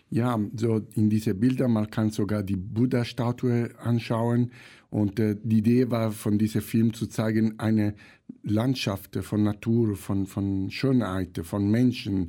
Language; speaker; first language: German; non-native, fluent; Italian